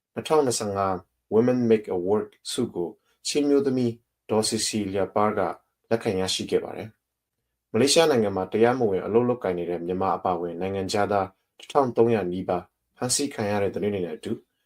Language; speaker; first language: Burmese; non-native, local second language; Hakha Chin